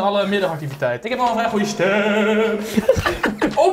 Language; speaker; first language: Dutch; native; Dutch